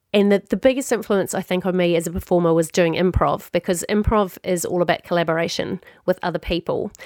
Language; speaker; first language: English; native; English